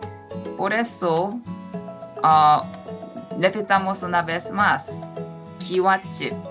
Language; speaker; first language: Spanish; non-native, fluent; Korean